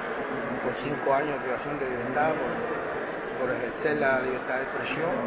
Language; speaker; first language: Spanish; native; Spanish